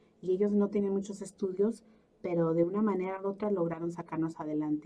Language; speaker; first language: Spanish; early bilingual, heritage; Spanish